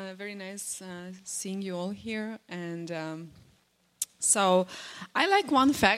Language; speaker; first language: English; non-native, fluent; Russian